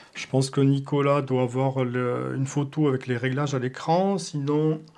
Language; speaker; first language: French; native; French